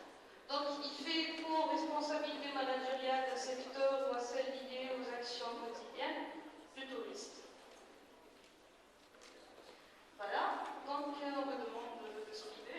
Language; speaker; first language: French; non-native, local second language; Arabic